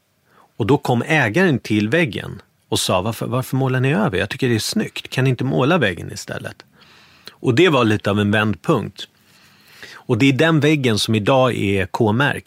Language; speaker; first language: Swedish; native; Swedish